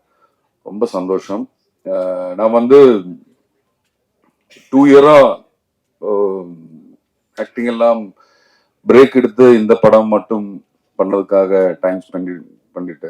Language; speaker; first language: Tamil; non-native, learner; Malayalam